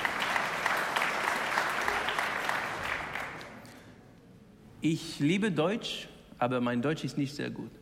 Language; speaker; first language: German; non-native, learner; English